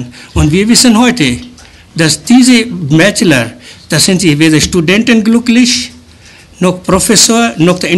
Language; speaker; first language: German; early bilingual, other home language; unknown